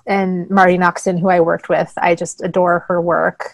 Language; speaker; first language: English; native; English